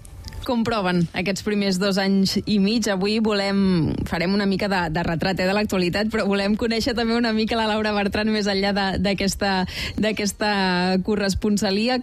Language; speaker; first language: Catalan; native; Catalan